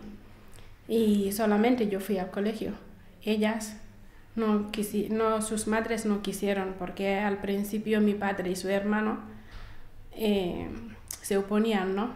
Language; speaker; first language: Spanish; non-native, fluent; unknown